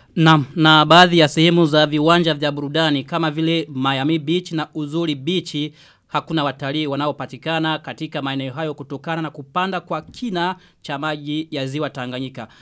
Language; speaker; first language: Swahili; non-native, local second language; Rundi